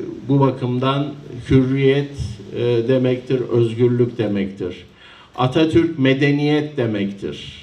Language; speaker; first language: Turkish; native; Turkish